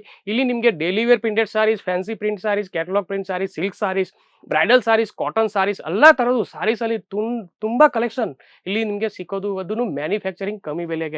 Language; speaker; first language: Kannada; non-native, local second language; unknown